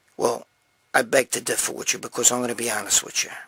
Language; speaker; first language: English; native; English